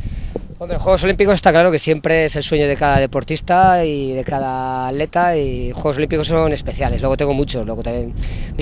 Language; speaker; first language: Spanish; native; Spanish